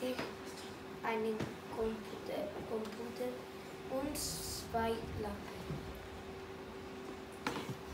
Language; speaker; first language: German; non-native, learner; Spanish